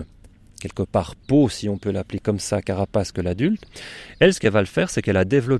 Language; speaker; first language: French; native; French